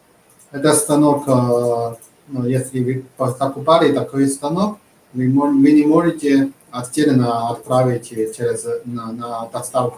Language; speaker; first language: Russian; non-native, learner; Chinese